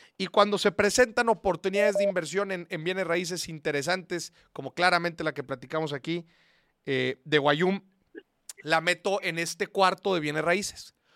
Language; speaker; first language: Spanish; native; Spanish